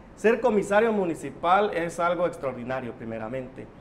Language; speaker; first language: Spanish; native; Spanish